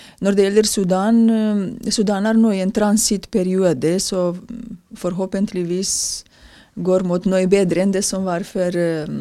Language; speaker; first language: Norwegian; non-native, fluent; Romanian